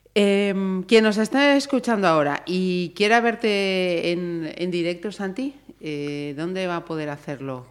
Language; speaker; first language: Spanish; native; Spanish